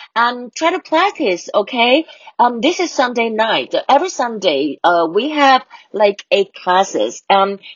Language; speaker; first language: English; non-native, fluent; Chinese